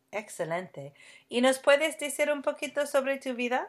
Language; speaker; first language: Spanish; non-native, fluent; English